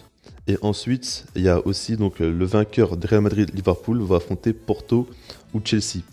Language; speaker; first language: French; native; French